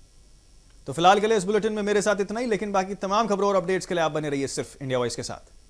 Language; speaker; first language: Hindi; native; Hindi